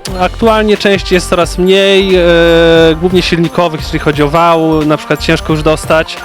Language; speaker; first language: Polish; native; Polish